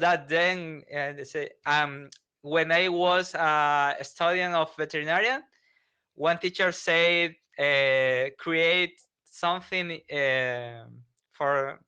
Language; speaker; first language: English; non-native, learner; Spanish